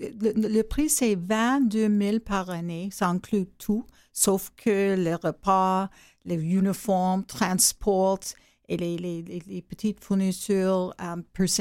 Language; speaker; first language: French; non-native, learner; English